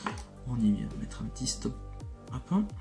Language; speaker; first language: French; native; French